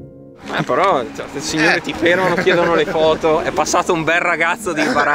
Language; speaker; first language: Italian; native; Italian